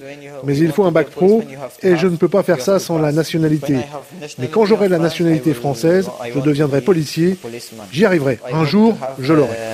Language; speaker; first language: French; non-native, fluent; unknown